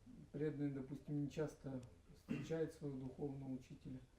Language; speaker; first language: Russian; native; Russian